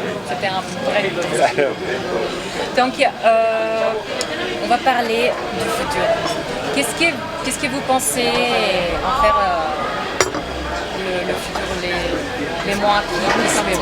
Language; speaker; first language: French; non-native, fluent; Spanish